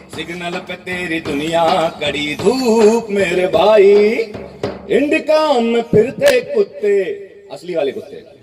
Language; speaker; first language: Hindi; native; Hindi